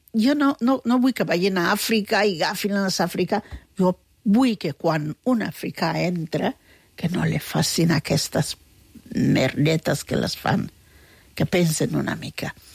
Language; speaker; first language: Catalan; non-native, fluent; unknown